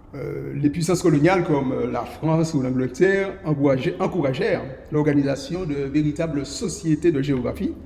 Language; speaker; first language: French; native; French